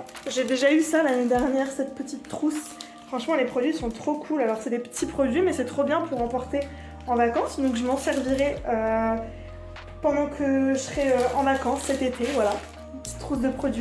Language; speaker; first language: French; native; French